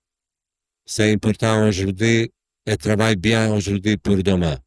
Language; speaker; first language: French; non-native, learner; Croatian